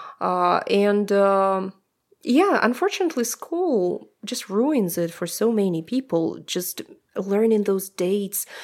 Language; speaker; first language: English; non-native, fluent; Russian